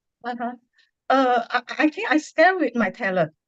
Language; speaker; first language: English; non-native, learner; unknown